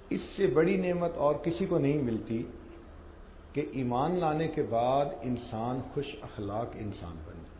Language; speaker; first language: Urdu; non-native, local second language; Punjabi